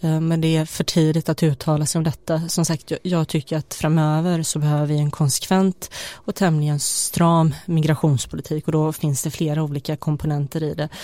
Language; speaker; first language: Swedish; early bilingual, other home language; Bosnian